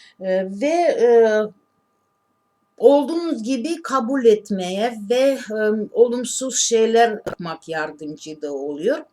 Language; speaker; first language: Turkish; non-native, learner; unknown